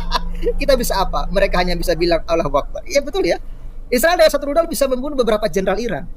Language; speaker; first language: Indonesian; native; Indonesian